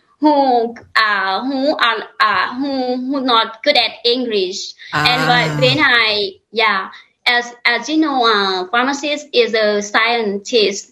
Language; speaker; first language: English; non-native, learner; Lao